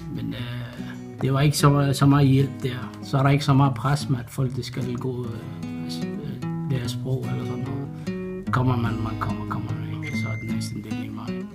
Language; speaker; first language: Danish; non-native, learner; Arabic